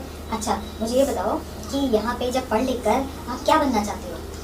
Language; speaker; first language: Hindi; native; Hindi